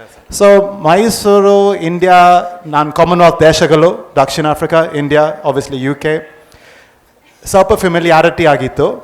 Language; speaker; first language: Kannada; non-native, fluent; English